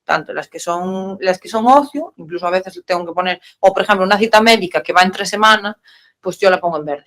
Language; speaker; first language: Spanish; native; Spanish